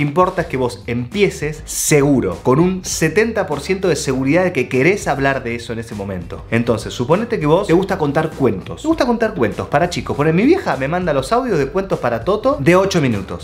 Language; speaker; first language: Spanish; native; Spanish